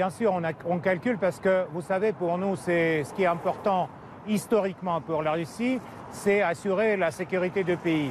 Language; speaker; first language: French; non-native, fluent; Russian